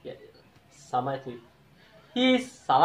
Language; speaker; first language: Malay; non-native, learner; Turkish